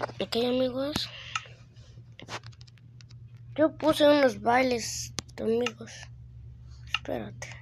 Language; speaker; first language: Spanish; early bilingual, heritage; Spanish